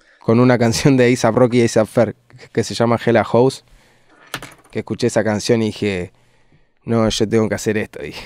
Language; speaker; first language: Spanish; native; Spanish